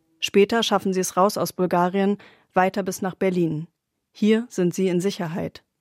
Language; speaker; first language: German; native; German